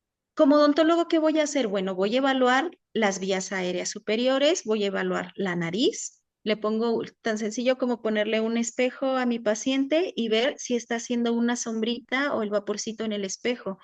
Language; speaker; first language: Spanish; native; Spanish